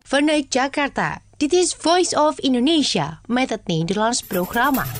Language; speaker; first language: Dutch; non-native, fluent; Indonesian